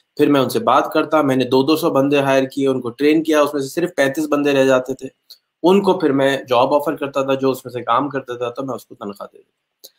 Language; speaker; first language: Urdu; native; Urdu